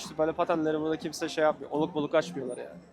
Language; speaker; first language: Turkish; native; Turkish